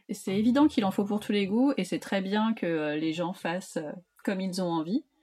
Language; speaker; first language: French; native; French